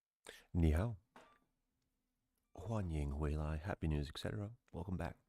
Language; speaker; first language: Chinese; non-native, learner; English